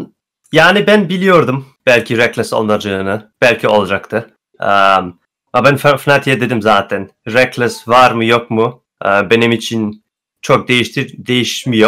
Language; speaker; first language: Turkish; early bilingual, heritage; Turkish